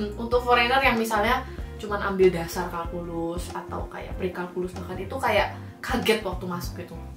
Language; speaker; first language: Indonesian; native; Indonesian